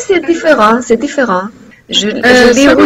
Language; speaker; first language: French; non-native, learner; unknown